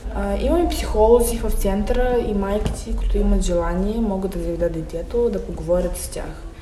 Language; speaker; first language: Bulgarian; non-native, fluent; Ukrainian